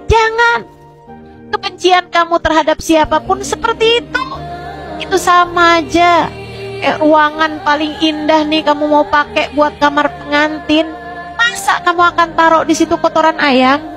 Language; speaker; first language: Indonesian; native; Indonesian